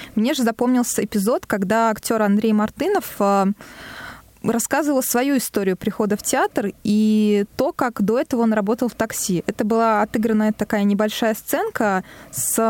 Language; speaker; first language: Russian; native; Russian